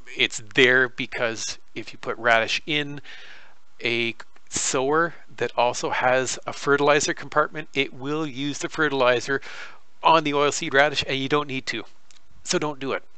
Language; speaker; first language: English; native; English